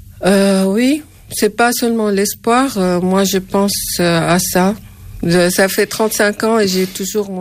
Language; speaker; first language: French; non-native, fluent; Arabic